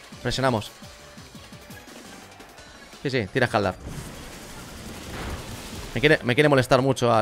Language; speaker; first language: Spanish; native; Spanish